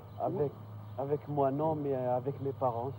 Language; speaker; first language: French; non-native, local second language; Arabic